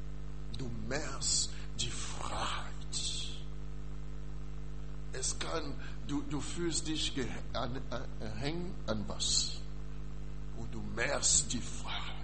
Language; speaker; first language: German; non-native, learner; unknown